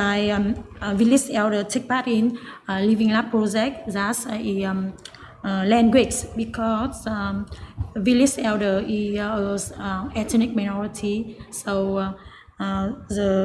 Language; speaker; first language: English; non-native, learner; Vietnamese